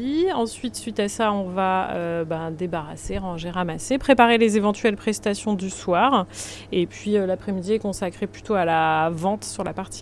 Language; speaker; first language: French; native; French